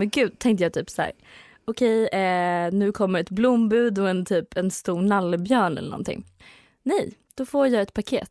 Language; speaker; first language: Swedish; native; Swedish